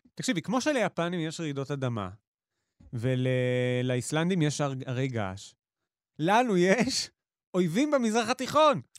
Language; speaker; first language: Hebrew; native; Hebrew